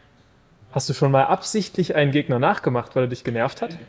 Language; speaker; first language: German; native; German